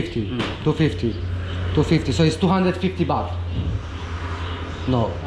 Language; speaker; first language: English; non-native, learner; Polish